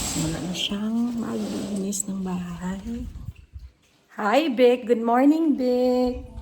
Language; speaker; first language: Filipino; non-native, local second language; Cebuano